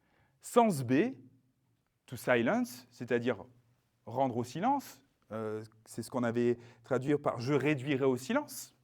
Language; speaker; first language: French; native; French